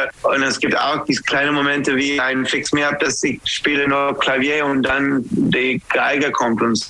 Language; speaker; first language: German; non-native, fluent; English